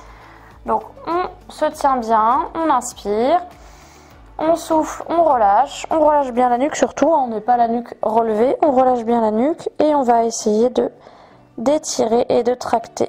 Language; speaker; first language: French; native; French